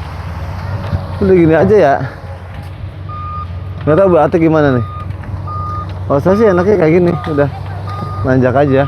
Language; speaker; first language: Indonesian; non-native, local second language; Sundanese